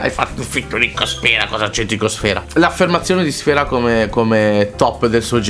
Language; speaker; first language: Italian; native; Italian